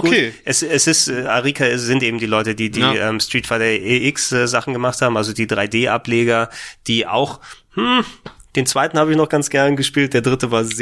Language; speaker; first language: German; native; German